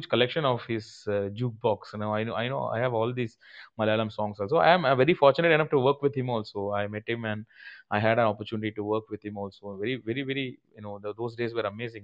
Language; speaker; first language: English; non-native, local second language; Tamil